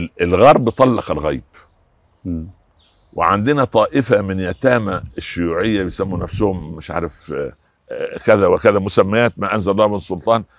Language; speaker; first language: Arabic; native; Arabic